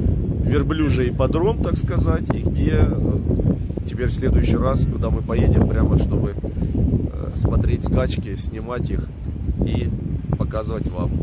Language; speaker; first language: Russian; native; Russian